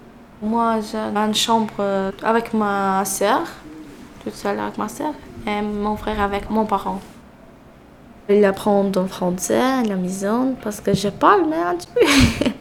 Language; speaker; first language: French; non-native, learner; Albanian